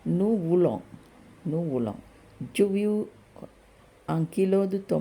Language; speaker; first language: French; non-native, learner; Sinhala